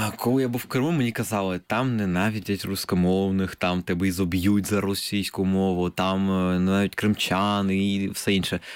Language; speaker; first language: Ukrainian; non-native, local second language; Russian